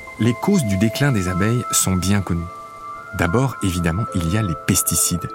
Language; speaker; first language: French; native; French